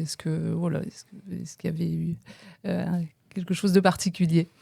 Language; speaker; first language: French; native; French